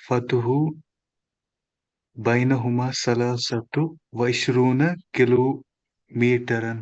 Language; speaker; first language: Arabic; non-native, learner; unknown